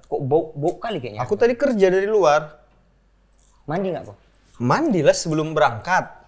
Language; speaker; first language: Indonesian; native; Indonesian